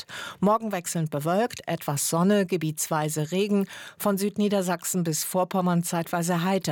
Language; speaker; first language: German; native; German